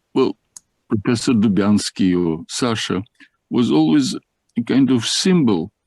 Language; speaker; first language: English; non-native, fluent; Russian